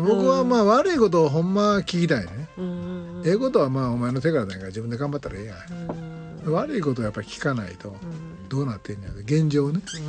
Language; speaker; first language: Japanese; native; Japanese